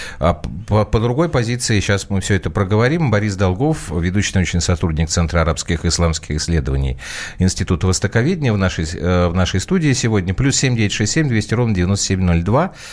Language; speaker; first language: Russian; native; Russian